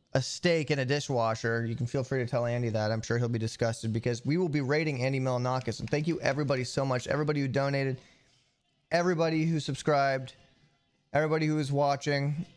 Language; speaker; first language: English; native; English